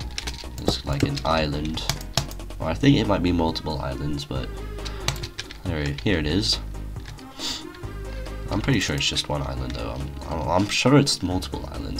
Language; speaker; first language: English; native; English